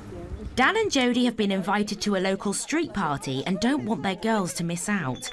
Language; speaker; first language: English; native; English